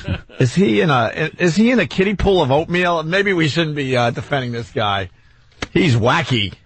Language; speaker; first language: English; native; English